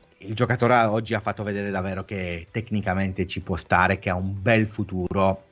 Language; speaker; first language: Italian; early bilingual, heritage; English